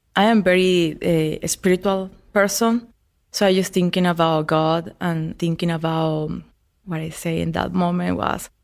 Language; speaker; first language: English; non-native, learner; Spanish